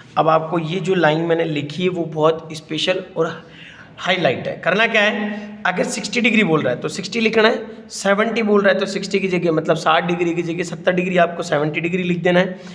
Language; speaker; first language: Hindi; native; Hindi